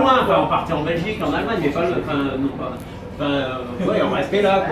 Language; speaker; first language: French; native; French